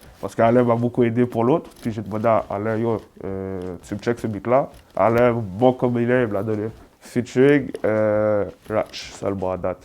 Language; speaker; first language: French; native; French